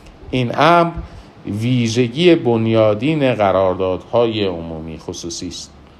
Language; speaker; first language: Persian; native; Persian